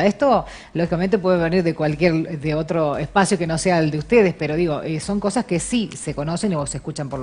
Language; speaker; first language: Spanish; native; Spanish